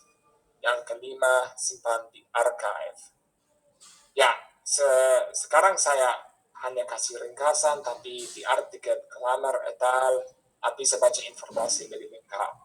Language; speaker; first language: Indonesian; non-native, fluent; English